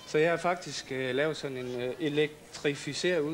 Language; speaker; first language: Danish; native; Danish